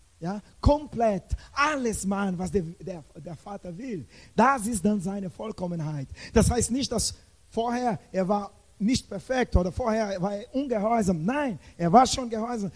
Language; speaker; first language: German; non-native, fluent; Portuguese